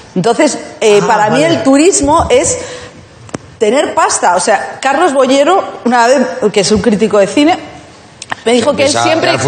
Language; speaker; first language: Spanish; native; Spanish